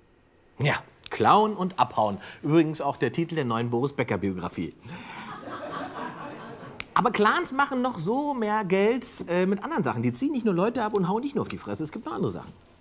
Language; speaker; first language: German; native; German